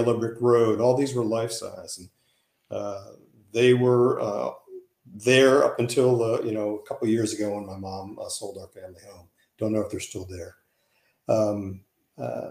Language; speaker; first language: English; native; English